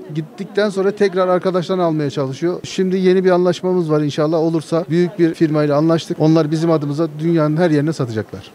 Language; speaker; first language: Turkish; native; Turkish